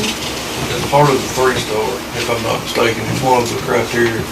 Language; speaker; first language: English; native; English